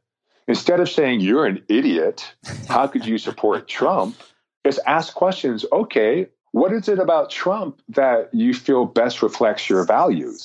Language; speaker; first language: English; native; English